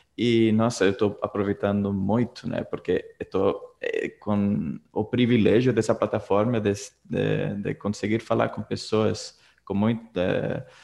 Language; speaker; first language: Portuguese; non-native, fluent; Spanish